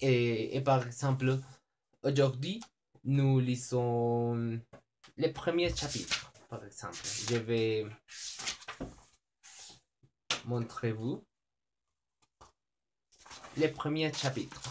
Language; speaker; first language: French; non-native, learner; Spanish